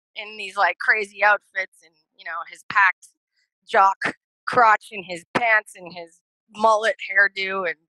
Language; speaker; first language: English; native; English